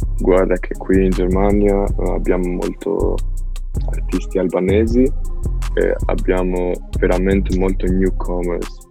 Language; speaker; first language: Italian; non-native, learner; Albanian